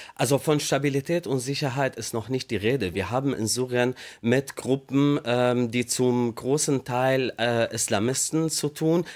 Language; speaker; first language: German; non-native, fluent; Arabic